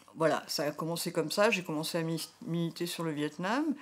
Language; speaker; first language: French; native; French